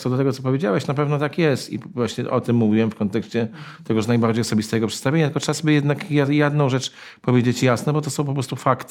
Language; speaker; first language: Polish; native; Polish